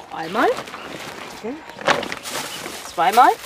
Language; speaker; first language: German; native; German